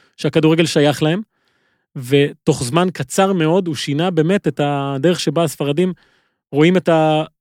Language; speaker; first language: Hebrew; native; Hebrew